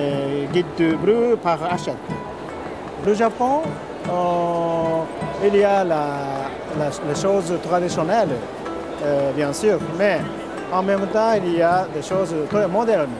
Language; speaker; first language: French; non-native, learner; Japanese